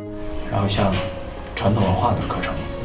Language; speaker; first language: Chinese; native; Chinese